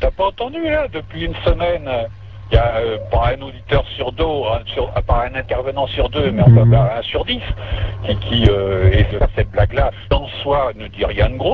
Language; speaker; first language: French; native; French